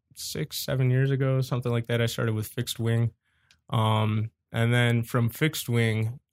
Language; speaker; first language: English; native; English